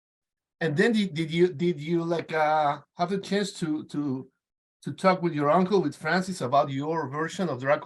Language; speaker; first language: English; non-native, fluent; Spanish